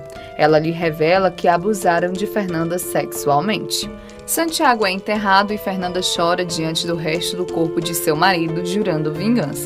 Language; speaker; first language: Portuguese; native; Portuguese